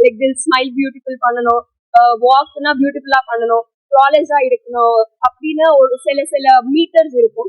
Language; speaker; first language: Tamil; non-native, fluent; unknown